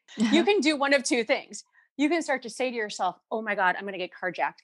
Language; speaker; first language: English; native; English